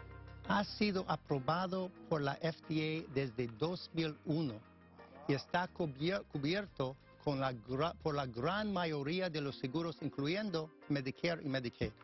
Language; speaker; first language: Spanish; non-native, fluent; English